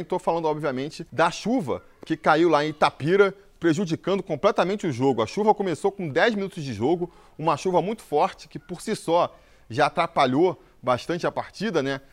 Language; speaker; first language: Portuguese; native; Portuguese